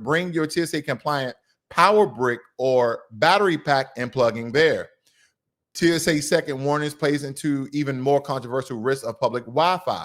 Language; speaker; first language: English; native; English